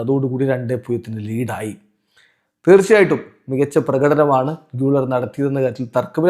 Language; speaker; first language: Malayalam; native; Malayalam